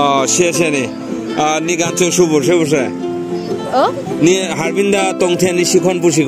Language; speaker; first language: Chinese; non-native, learner; Bangla